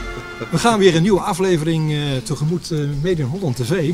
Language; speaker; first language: Dutch; native; Dutch